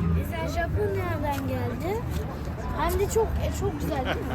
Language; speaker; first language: Turkish; early bilingual, heritage; Turkish